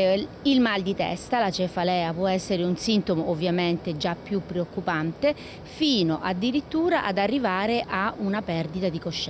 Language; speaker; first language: Italian; native; Italian